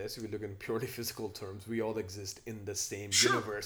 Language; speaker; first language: English; non-native, local second language; Hindi